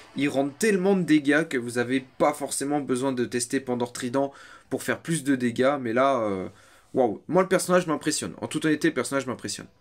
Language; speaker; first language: French; native; French